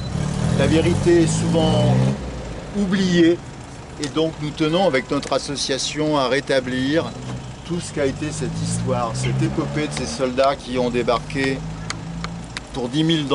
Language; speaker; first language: French; native; French